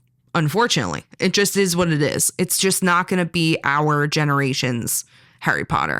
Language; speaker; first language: English; native; English